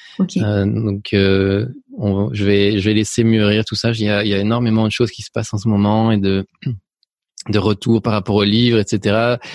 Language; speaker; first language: French; early bilingual, other home language; Spanish